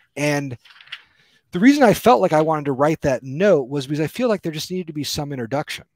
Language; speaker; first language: English; native; English